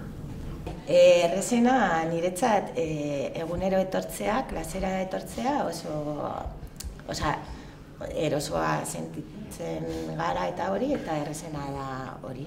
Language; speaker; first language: Basque; non-native, learner; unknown